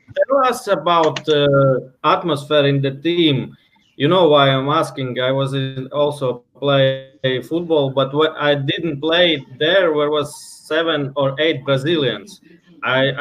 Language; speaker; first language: English; non-native, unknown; Latvian